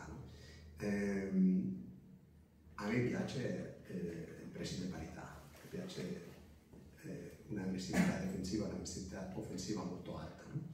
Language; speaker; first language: Italian; non-native, fluent; Spanish